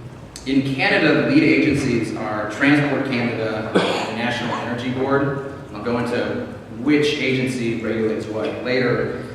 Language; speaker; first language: English; native; English